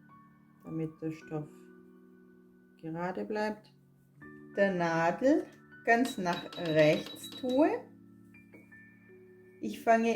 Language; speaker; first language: German; non-native, fluent; Portuguese